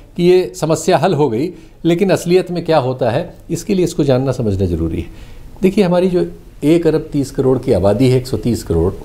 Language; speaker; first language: Hindi; native; Hindi